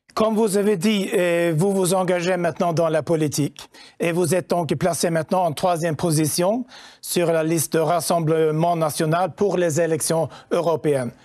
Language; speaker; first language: French; non-native, fluent; Swedish